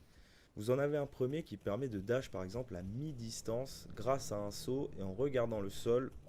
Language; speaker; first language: French; native; French